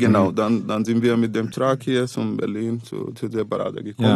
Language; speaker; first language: German; non-native, fluent; Arabic